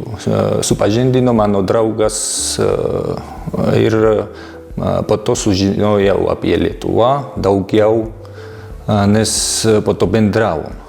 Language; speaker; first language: Lithuanian; non-native, fluent; Georgian